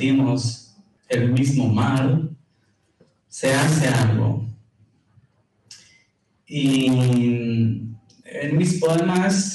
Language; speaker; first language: Spanish; non-native, fluent; Hebrew